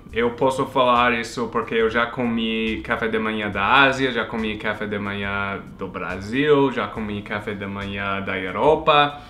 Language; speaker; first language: Portuguese; non-native, fluent; English